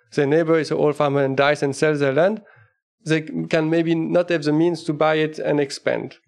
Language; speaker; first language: English; non-native, fluent; French